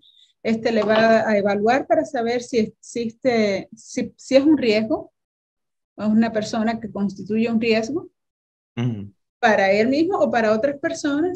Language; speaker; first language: Spanish; native; Spanish